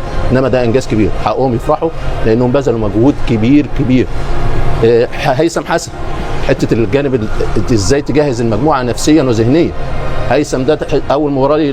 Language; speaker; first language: Arabic; native; Arabic